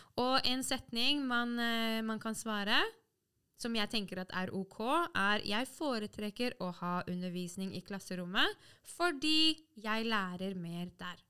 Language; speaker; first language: Norwegian; native; Norwegian